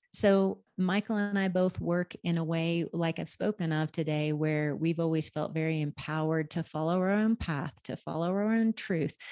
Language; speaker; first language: English; native; English